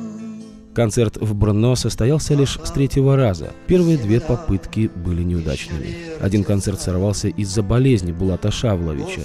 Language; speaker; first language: Russian; native; Russian